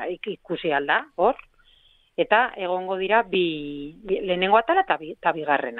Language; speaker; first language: Basque; non-native, local second language; Spanish